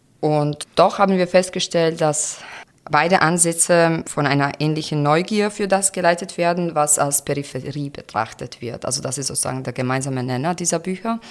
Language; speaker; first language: German; non-native, fluent; Croatian